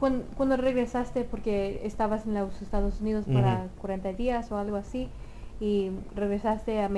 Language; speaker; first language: Spanish; early bilingual, heritage; Spanish